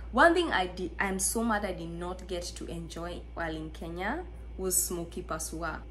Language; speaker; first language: English; non-native, local second language; Kikuyu